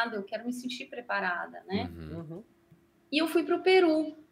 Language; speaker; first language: Portuguese; native; Portuguese